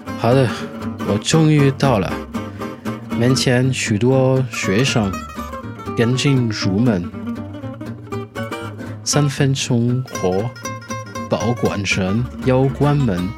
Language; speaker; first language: Chinese; non-native, learner; French